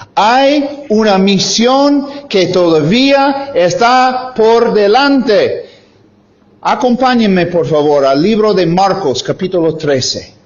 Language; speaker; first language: Spanish; non-native, fluent; English